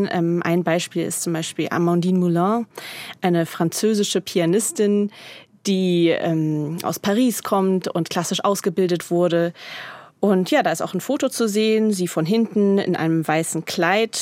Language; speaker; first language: German; native; German